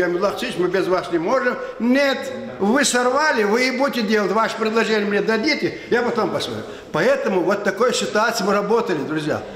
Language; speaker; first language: Russian; non-native, local second language; Lezghian